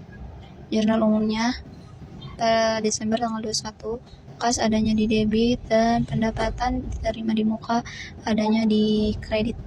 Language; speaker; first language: Indonesian; native; Indonesian